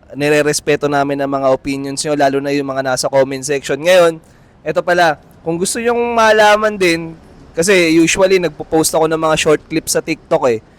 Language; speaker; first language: Filipino; native; Filipino